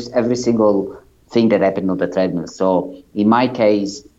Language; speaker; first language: English; non-native, fluent; Italian